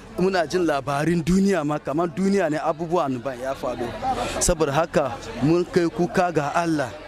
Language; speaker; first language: Hausa; non-native, local second language; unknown